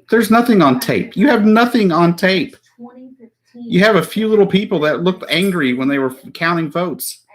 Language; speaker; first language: English; native; English